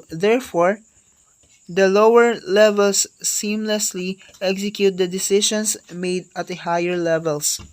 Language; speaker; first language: English; non-native, local second language; Filipino